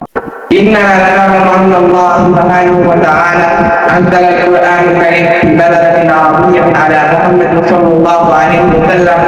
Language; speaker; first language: Arabic; non-native, learner; Bangla